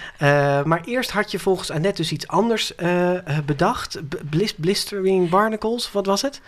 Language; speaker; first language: Dutch; native; Dutch